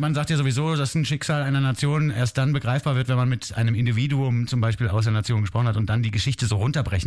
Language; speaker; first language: German; native; German